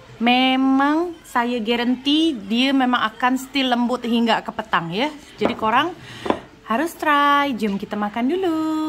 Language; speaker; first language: Malay; native; Malay